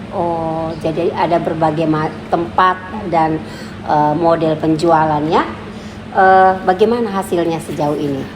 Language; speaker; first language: Indonesian; native; Indonesian